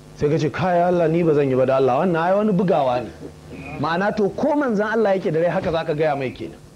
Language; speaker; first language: Hausa; native; Hausa